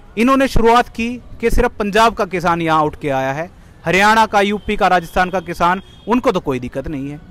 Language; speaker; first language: Hindi; native; Hindi